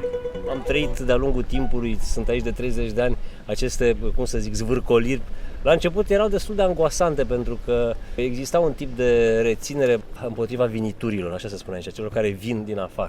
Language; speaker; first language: Romanian; native; Romanian